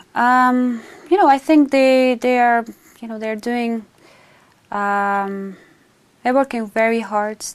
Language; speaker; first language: English; non-native, fluent; Russian